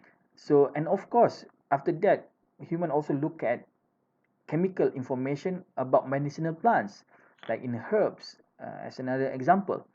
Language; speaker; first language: English; non-native, fluent; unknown